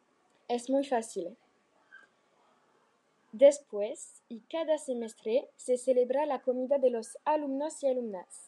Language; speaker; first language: Spanish; non-native, learner; French